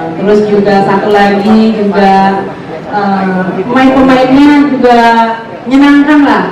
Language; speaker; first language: Indonesian; native; Indonesian